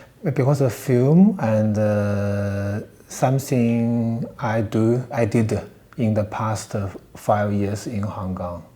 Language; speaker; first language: English; non-native, learner; Chinese